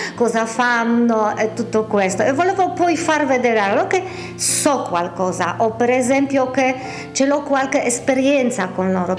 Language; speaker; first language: Italian; non-native, fluent; Polish